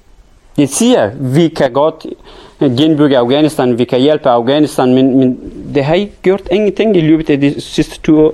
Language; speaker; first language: Danish; non-native, learner; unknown